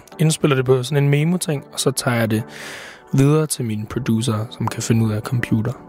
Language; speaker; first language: Danish; native; Danish